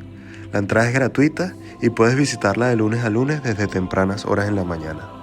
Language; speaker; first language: Spanish; native; Spanish